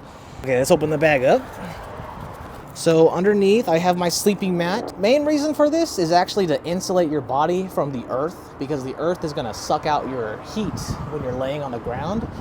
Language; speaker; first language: English; native; English